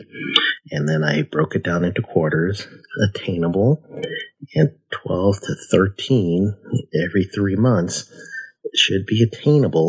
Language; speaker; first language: English; native; English